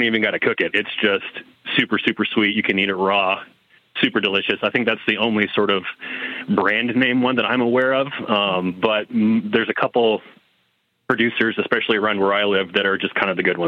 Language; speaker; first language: English; native; English